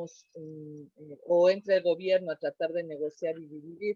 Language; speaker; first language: Spanish; native; Spanish